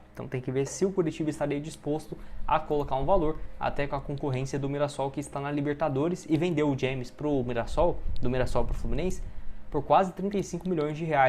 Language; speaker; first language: Portuguese; native; Portuguese